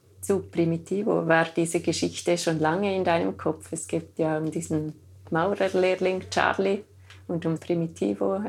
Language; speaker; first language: German; native; German